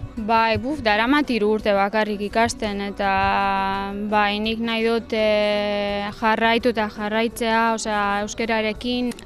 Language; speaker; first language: Basque; non-native, learner; Albanian